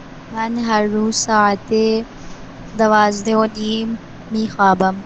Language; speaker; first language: Persian; non-native, learner; Urdu